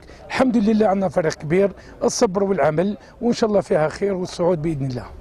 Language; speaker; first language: Arabic; native; Arabic